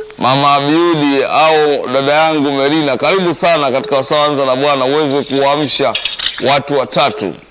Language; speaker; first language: Swahili; native; Swahili